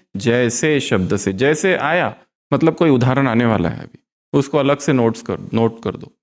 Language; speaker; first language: Hindi; native; Hindi